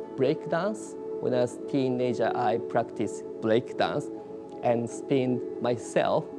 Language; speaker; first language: English; non-native, learner; Japanese